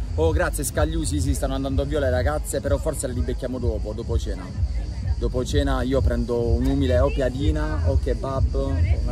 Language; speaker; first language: Italian; native; Italian